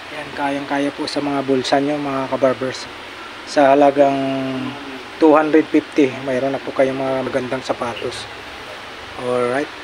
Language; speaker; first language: Filipino; native; Filipino